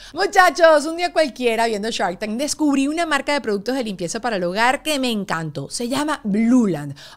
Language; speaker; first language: Spanish; native; Spanish